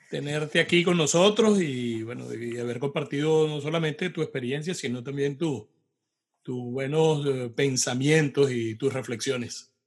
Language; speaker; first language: Spanish; native; Spanish